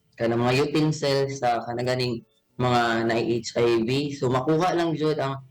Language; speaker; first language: Cebuano; native; Cebuano